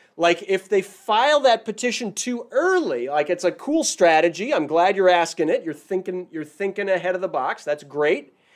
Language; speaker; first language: English; native; English